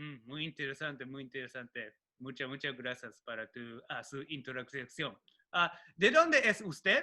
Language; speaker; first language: Spanish; non-native, learner; Japanese